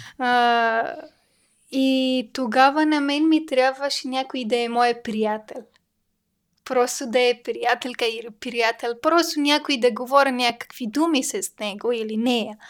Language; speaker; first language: Bulgarian; non-native, learner; Persian